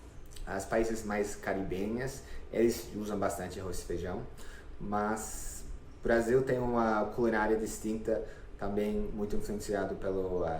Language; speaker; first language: Portuguese; non-native, fluent; English